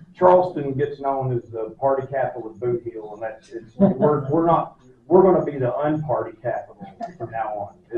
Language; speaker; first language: English; native; English